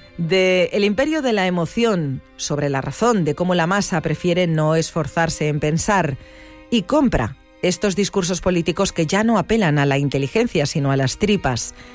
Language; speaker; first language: Spanish; native; Spanish